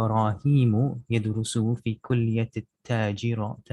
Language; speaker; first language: Arabic; non-native, learner; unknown